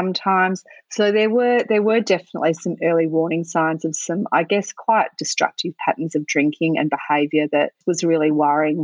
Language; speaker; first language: English; native; English